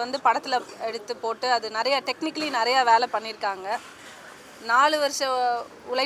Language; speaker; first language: Tamil; native; Tamil